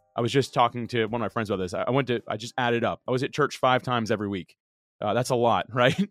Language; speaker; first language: English; early bilingual, other home language; Italian